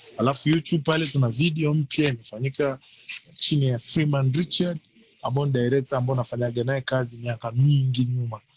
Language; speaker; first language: Swahili; native; Swahili